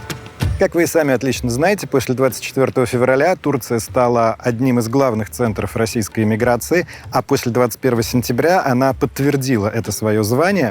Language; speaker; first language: Russian; native; Russian